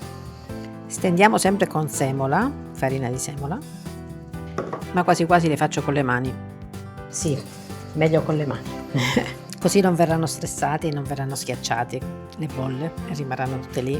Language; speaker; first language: Italian; native; Italian